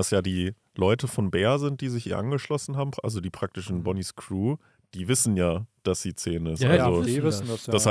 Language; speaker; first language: German; native; German